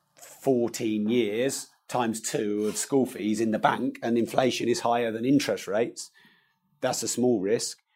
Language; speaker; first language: English; native; English